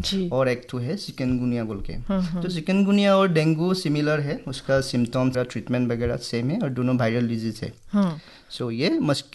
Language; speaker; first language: Hindi; non-native, local second language; Assamese